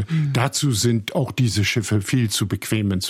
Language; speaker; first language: German; native; German